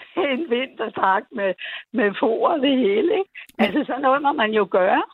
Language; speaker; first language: Danish; native; Danish